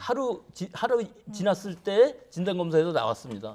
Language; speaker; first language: Korean; native; Korean